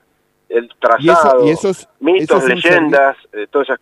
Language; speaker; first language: Spanish; native; Spanish